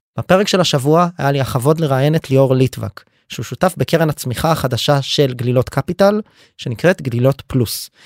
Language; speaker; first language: Hebrew; native; Hebrew